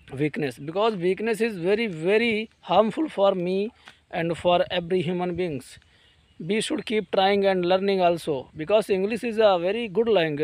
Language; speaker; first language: English; non-native, learner; Hindi